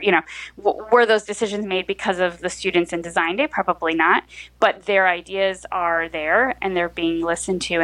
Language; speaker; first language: English; native; English